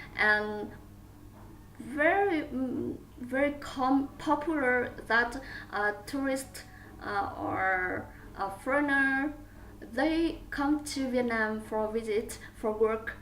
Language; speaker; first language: English; non-native, learner; Vietnamese